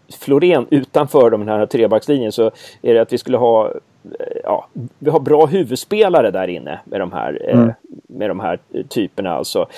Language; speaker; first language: Swedish; native; Swedish